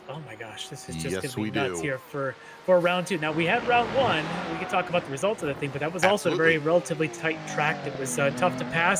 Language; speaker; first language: English; native; English